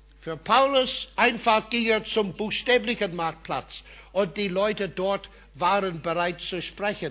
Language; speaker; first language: German; non-native, fluent; English